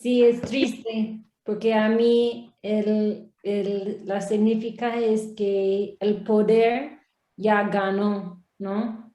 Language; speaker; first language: Spanish; non-native, learner; English